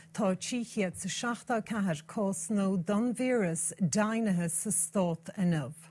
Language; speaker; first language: Irish; native; Irish